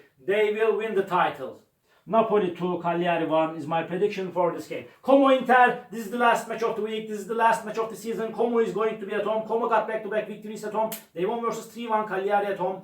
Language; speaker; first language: English; non-native, learner; Turkish